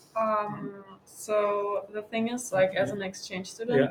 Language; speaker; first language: English; non-native, fluent; German